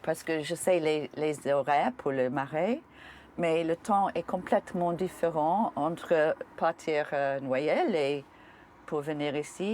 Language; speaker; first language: French; non-native, learner; English